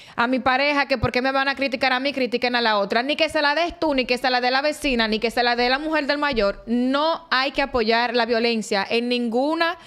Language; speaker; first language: Spanish; native; Spanish